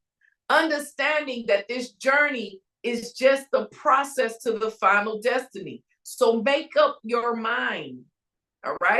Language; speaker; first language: English; native; English